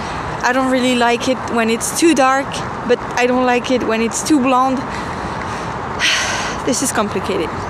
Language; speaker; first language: English; non-native, fluent; French